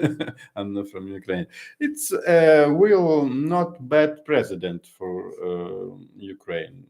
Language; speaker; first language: English; non-native, learner; Ukrainian